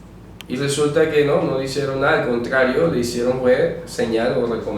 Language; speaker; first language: Spanish; native; Spanish